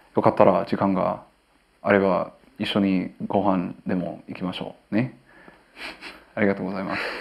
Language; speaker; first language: Japanese; non-native, learner; English